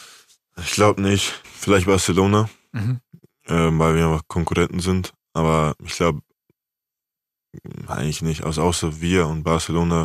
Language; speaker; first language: German; native; German